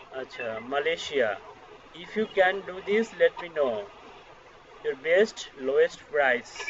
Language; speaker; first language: English; non-native, local second language; Bangla